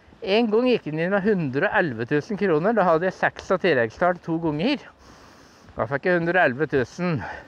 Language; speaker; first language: Norwegian; native; Norwegian